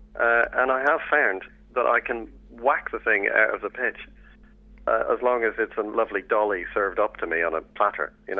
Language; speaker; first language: English; native; English